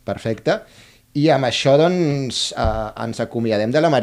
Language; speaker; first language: Catalan; native; Catalan